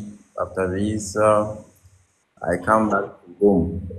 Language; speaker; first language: English; non-native, learner; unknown